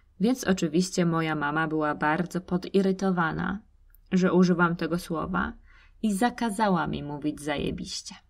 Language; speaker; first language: Polish; native; Polish